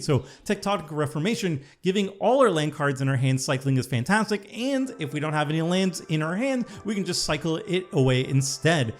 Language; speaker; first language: English; native; English